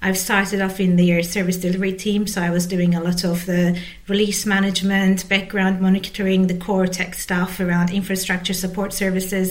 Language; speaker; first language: English; non-native, fluent; Turkish